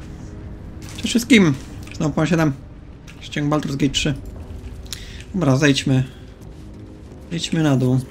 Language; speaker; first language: Polish; native; Polish